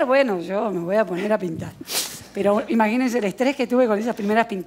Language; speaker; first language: Spanish; native; Spanish